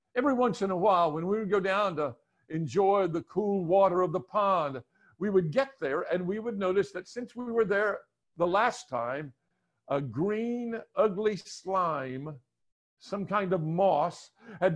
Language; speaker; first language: English; native; English